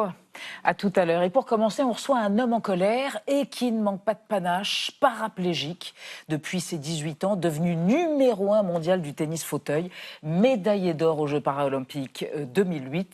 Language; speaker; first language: French; native; French